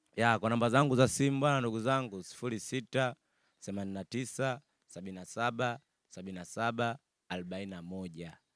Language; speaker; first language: Swahili; native; Swahili